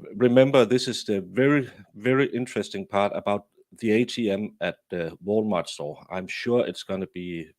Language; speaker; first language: English; non-native, fluent; Danish